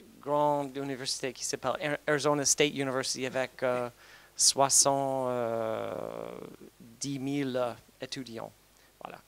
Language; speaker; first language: French; non-native, fluent; English